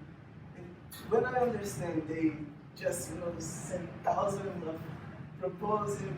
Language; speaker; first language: English; non-native, fluent; Portuguese